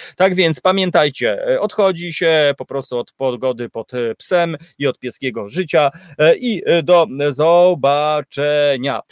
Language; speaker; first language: Polish; native; Polish